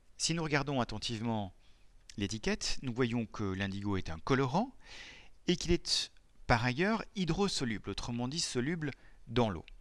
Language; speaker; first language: French; native; French